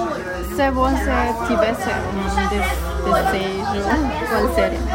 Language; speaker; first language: Portuguese; non-native, learner; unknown